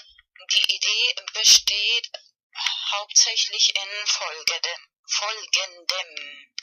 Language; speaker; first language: German; non-native, fluent; Spanish